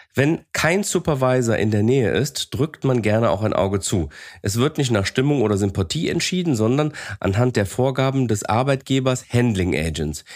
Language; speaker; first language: German; early bilingual, other home language; Greek